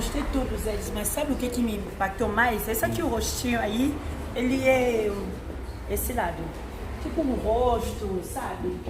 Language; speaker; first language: Portuguese; non-native, fluent; Lingala